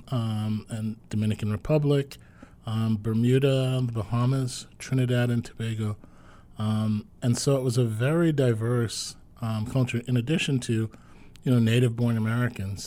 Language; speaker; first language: English; native; English